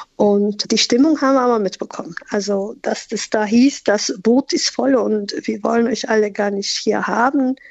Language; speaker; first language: German; non-native, fluent; Albanian